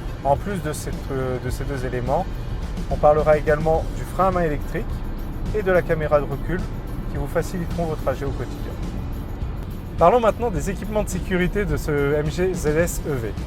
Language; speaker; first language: French; native; French